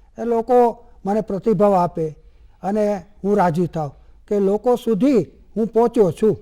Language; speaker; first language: Gujarati; native; Gujarati